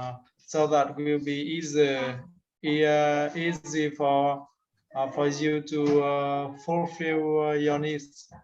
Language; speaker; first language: English; non-native, learner; Vietnamese